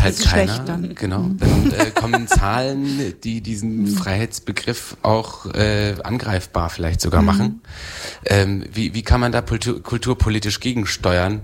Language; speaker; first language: German; native; German